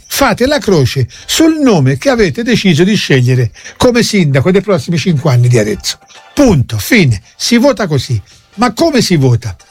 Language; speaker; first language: Italian; native; Italian